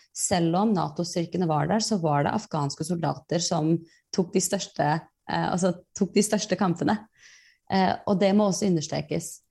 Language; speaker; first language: Norwegian; early bilingual, other home language; Persian